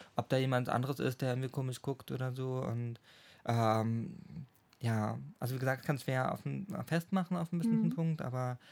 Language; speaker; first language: German; native; German